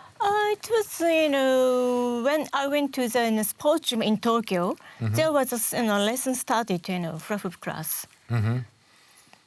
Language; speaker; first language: English; non-native, learner; Japanese